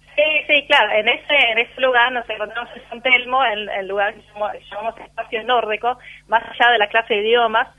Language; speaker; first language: Spanish; non-native, fluent; Swedish